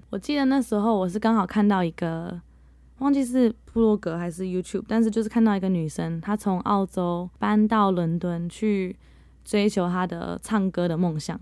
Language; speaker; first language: Chinese; early bilingual, heritage; Chinese